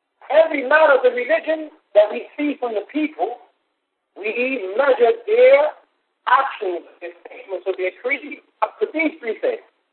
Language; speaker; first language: English; native; English